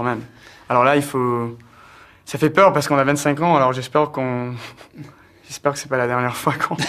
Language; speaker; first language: French; early bilingual, heritage; French